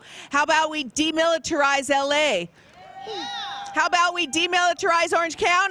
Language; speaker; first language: English; native; English